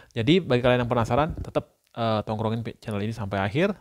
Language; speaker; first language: Indonesian; native; Indonesian